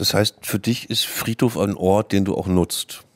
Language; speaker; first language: German; native; German